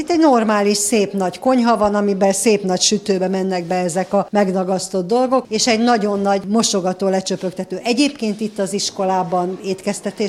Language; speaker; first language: Hungarian; native; Hungarian